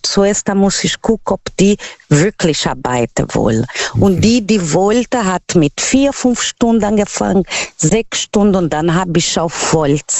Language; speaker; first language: German; non-native, learner; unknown